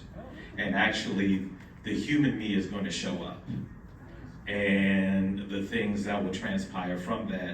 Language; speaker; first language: English; native; English